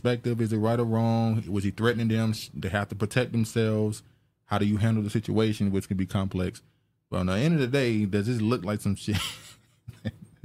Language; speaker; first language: English; native; English